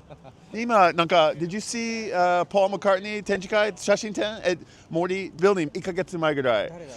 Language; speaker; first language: Japanese; non-native, learner; English